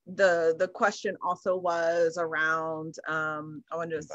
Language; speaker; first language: English; native; English